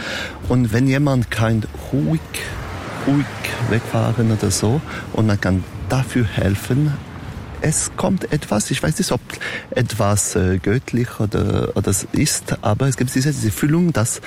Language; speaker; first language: German; non-native, local second language; French